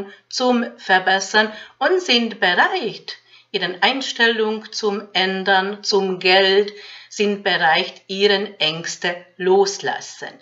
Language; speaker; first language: German; non-native, fluent; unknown